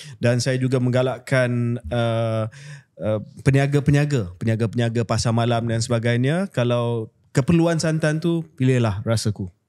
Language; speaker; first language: Malay; native; Malay